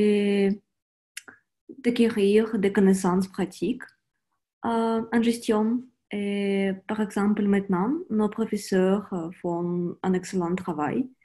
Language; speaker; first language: French; non-native, learner; Russian